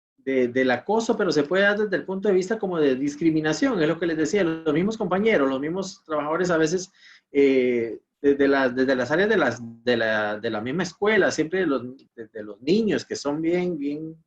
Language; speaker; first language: Spanish; native; Spanish